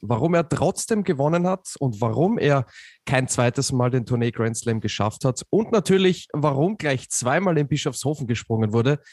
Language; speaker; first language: German; native; German